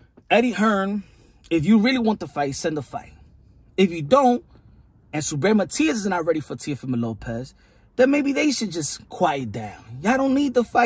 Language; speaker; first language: English; early bilingual, other home language; Spanish